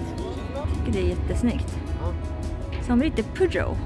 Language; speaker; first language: Swedish; non-native, learner; Japanese